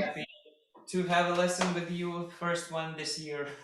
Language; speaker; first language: English; non-native, fluent; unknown